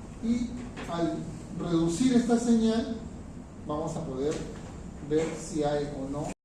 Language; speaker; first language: Spanish; native; Spanish